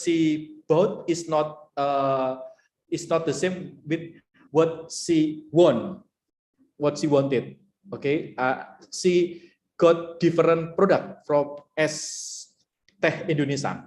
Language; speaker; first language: English; non-native, learner; Indonesian